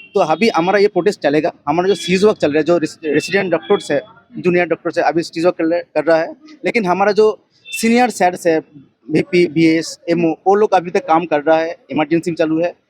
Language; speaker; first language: Hindi; non-native, local second language; Bangla